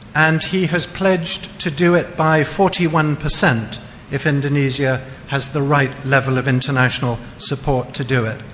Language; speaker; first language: English; native; English